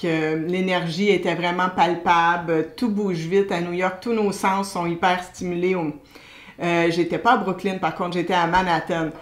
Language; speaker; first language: French; native; French